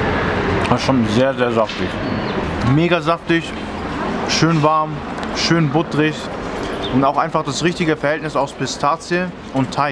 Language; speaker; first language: German; native; German